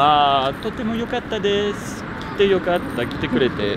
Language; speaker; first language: Japanese; non-native, learner; French